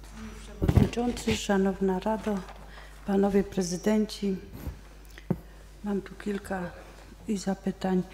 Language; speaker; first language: Polish; native; Polish